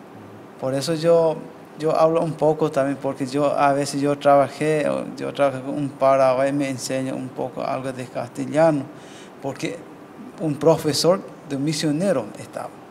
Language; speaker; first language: Spanish; non-native, learner; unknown